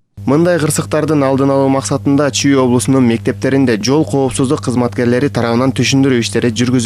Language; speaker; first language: Kyrgyz; native; Kyrgyz